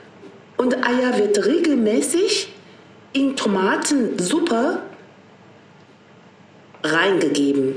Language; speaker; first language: German; non-native, fluent; Chinese